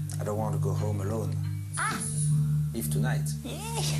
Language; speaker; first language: English; non-native, learner; French